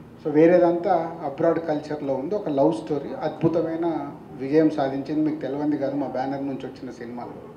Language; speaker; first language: Telugu; native; Telugu